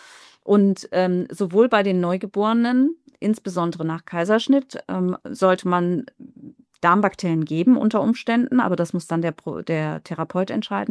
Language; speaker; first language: German; native; German